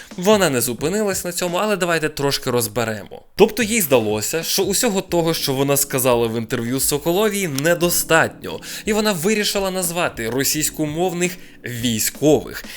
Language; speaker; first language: Ukrainian; non-native, local second language; Russian